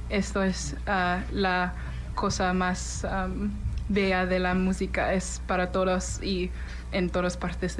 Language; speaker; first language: Spanish; non-native, learner; English